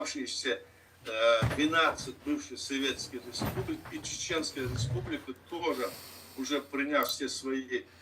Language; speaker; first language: Russian; native; Russian